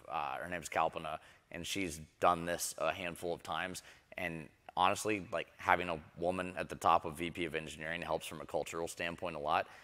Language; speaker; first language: English; native; English